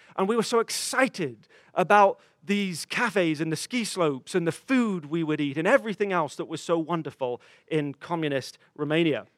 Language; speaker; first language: English; native; English